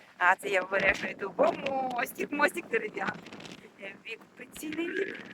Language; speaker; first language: Ukrainian; non-native, local second language; Russian